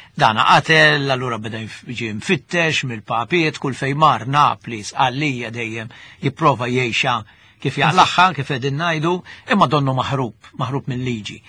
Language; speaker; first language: Maltese; native; Maltese